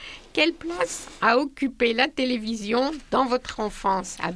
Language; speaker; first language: French; native; French